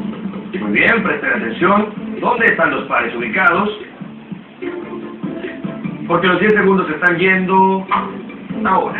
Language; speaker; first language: Spanish; native; Spanish